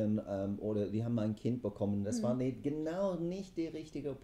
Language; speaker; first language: German; non-native, fluent; English